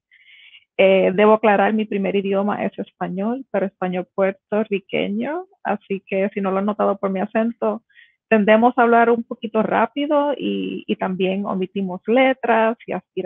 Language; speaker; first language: Spanish; native; Spanish